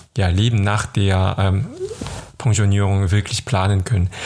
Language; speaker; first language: German; non-native, fluent; Korean